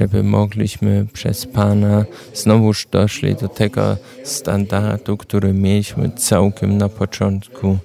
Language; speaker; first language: Polish; non-native, learner; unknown